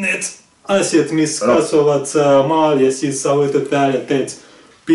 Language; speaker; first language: Estonian; non-native, local second language; Russian